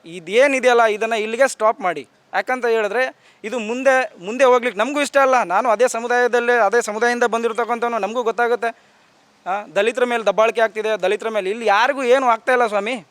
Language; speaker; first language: Kannada; non-native, local second language; Lambadi